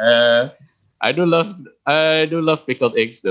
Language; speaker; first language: English; early bilingual, other home language; Indonesian